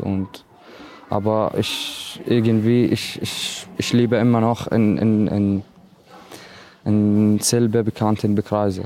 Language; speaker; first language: German; non-native, learner; Arabic